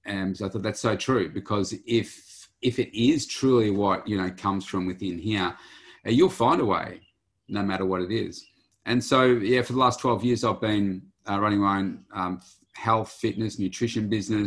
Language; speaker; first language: English; native; English